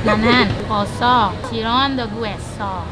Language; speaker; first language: Korean; non-native, learner; Indonesian